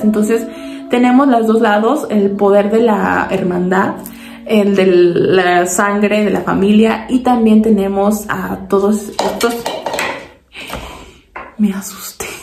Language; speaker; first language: Spanish; native; Spanish